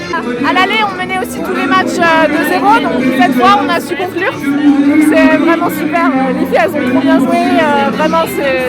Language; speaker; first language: French; native; French